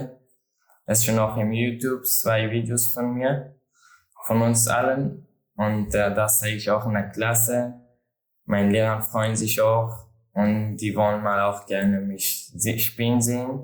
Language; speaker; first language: German; non-native, learner; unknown